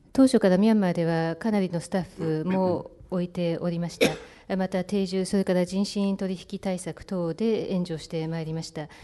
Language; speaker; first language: Japanese; native; Japanese